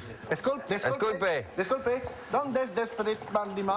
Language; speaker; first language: Spanish; non-native, learner; French